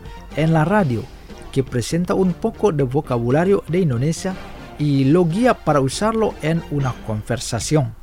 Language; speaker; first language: Spanish; non-native, fluent; Indonesian